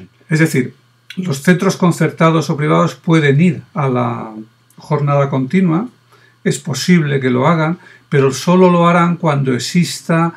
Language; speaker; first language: Spanish; native; Spanish